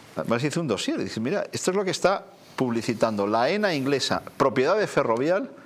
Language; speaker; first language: Spanish; native; Spanish